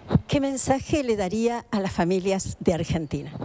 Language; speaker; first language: Spanish; native; Spanish